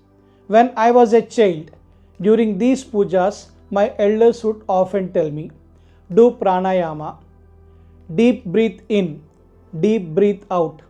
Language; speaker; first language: English; non-native, local second language; Telugu